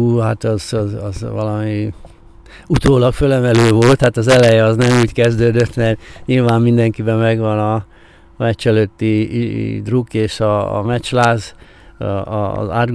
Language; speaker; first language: Hungarian; native; Hungarian